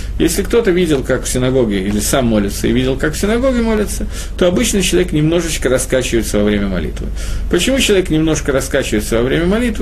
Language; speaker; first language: Russian; native; Russian